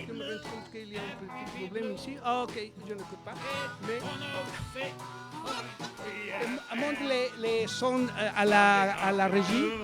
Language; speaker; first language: French; non-native, learner; Spanish